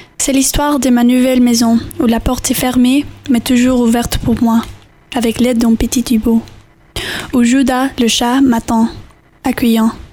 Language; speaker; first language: French; non-native, learner; Spanish